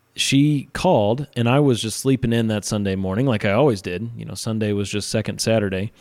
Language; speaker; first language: English; native; English